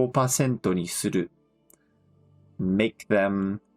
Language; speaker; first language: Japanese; non-native, fluent; English